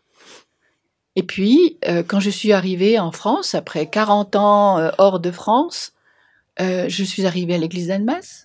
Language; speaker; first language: French; native; French